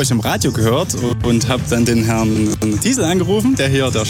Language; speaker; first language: German; native; German